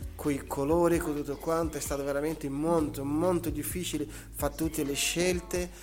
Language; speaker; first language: Italian; non-native, fluent; Portuguese